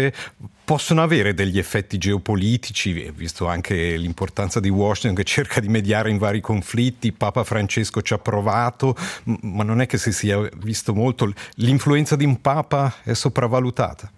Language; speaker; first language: Italian; native; Italian